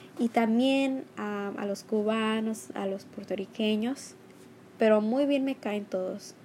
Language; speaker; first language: Spanish; early bilingual, heritage; Spanish